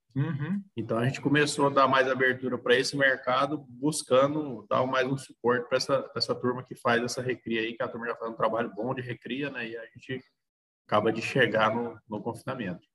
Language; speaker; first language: Portuguese; native; Portuguese